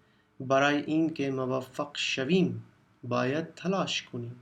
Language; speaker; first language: Persian; non-native, fluent; Urdu